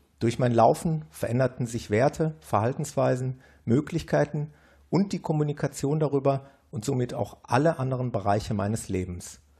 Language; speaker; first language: German; native; German